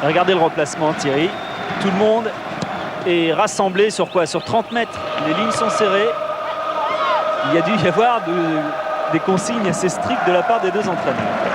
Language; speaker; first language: French; native; French